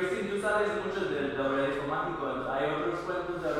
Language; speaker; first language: Spanish; non-native, fluent; English